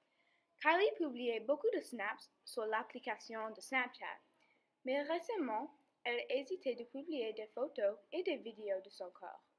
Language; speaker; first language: French; non-native, learner; English